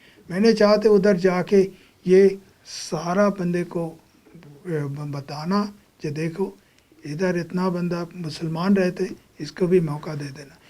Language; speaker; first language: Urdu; non-native, fluent; Bangla